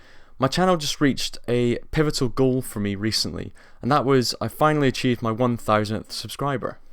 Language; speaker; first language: English; native; English